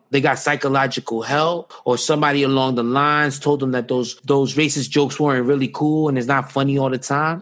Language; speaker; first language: English; native; English